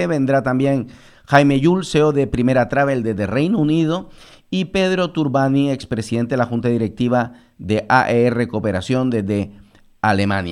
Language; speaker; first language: Spanish; native; Spanish